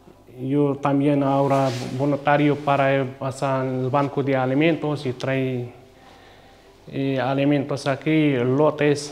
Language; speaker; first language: Spanish; non-native, learner; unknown